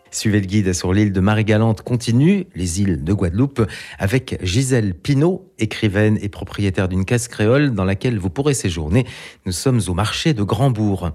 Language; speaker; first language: French; native; French